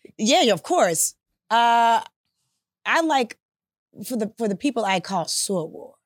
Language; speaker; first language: English; early bilingual, other home language; Upper Guinea Crioulo